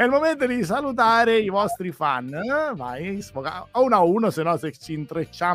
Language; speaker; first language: Italian; native; Italian